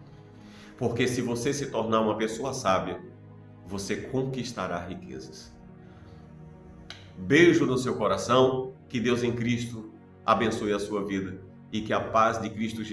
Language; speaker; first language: Portuguese; native; Portuguese